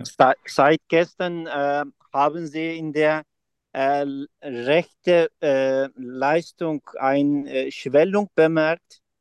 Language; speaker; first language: German; non-native, learner; Turkish